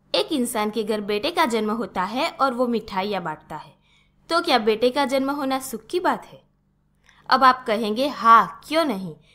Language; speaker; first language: Hindi; non-native, local second language; Gujarati